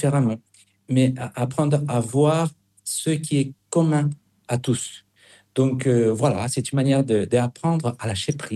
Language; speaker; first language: French; non-native, fluent; Spanish